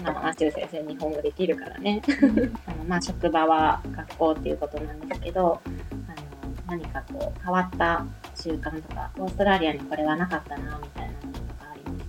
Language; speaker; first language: Japanese; native; Japanese